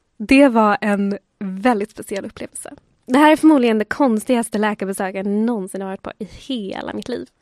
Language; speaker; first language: Swedish; early bilingual, other home language; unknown